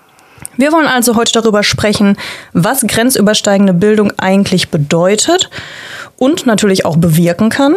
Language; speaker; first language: German; native; German